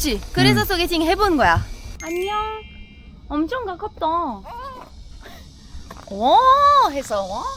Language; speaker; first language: Korean; non-native, fluent; French